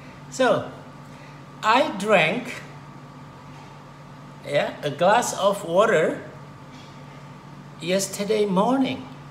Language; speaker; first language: English; non-native, fluent; Indonesian